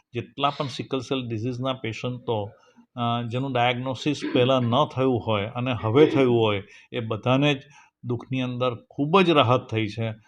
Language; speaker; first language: Gujarati; native; Gujarati